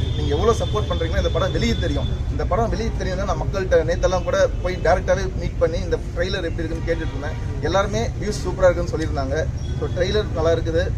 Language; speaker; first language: Tamil; native; Tamil